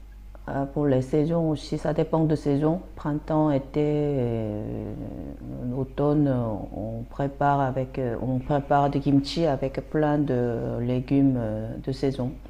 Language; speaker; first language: French; non-native, fluent; Korean